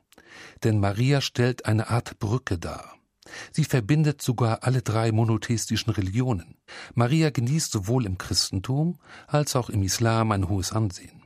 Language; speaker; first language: German; native; German